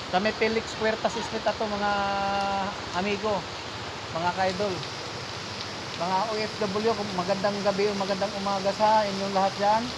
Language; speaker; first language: Filipino; non-native, local second language; Cebuano